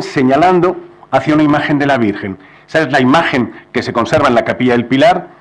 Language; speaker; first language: Spanish; native; Spanish